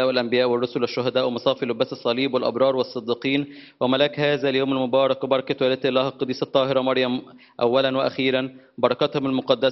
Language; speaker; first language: Arabic; native; Arabic